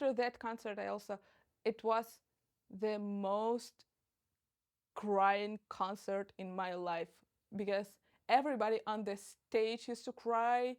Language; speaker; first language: English; non-native, fluent; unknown